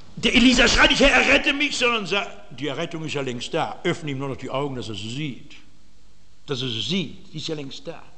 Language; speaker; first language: German; native; German